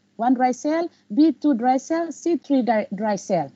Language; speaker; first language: English; non-native, local second language; Malay